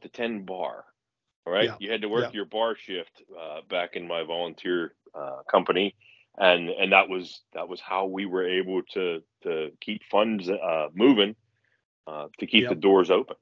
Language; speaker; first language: English; native; English